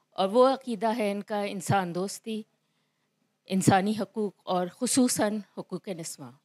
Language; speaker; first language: Urdu; native; Urdu